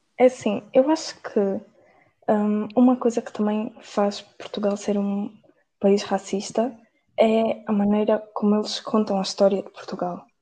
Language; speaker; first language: Portuguese; native; Portuguese